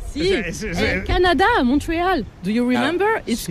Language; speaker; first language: English; non-native, learner; French